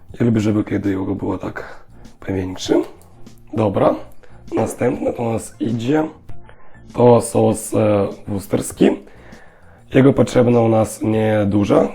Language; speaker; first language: Polish; non-native, learner; Russian